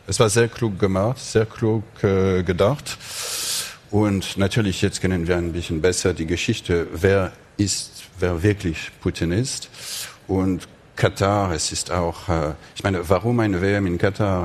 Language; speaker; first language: German; non-native, fluent; French